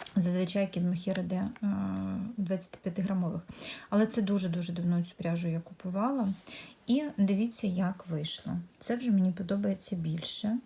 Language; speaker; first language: Ukrainian; native; Ukrainian